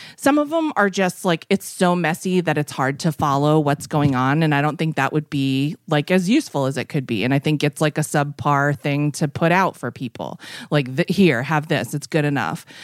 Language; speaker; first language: English; native; English